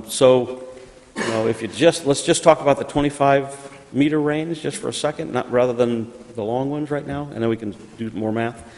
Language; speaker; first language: English; native; English